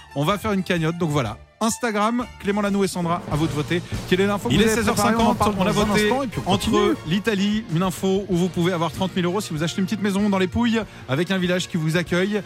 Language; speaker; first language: French; native; French